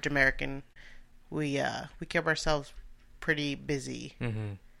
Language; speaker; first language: English; native; English